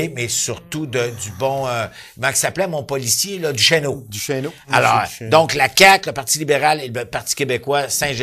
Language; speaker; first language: French; native; French